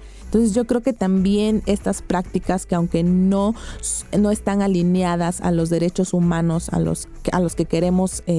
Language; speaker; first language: Spanish; native; Spanish